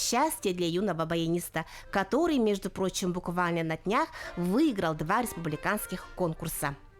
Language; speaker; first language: Russian; native; Russian